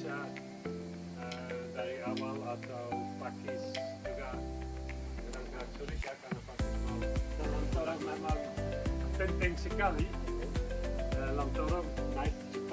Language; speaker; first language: Indonesian; non-native, fluent; Dutch